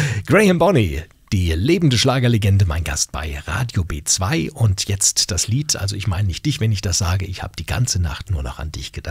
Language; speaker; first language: German; native; German